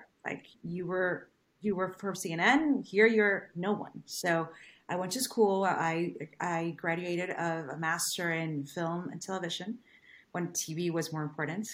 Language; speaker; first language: English; non-native, fluent; Spanish